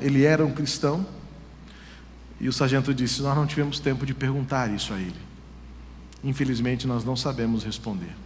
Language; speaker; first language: Portuguese; native; Portuguese